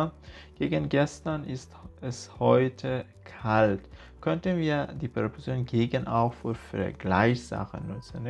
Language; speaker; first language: German; non-native, fluent; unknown